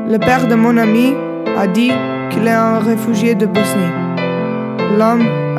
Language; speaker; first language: French; non-native, learner; Serbian